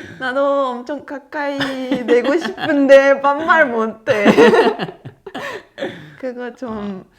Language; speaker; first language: Korean; non-native, learner; French